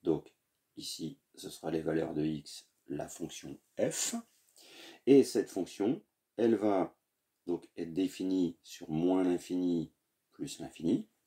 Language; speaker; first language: French; native; French